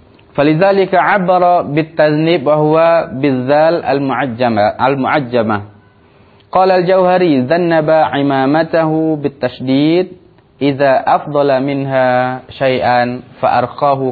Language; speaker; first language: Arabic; non-native, fluent; Indonesian